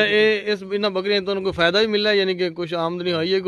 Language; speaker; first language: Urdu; non-native, local second language; Punjabi